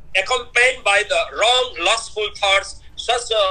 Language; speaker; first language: English; non-native, local second language; Nepali